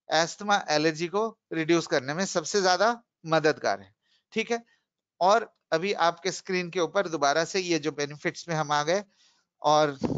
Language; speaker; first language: Hindi; non-native, local second language; Bangla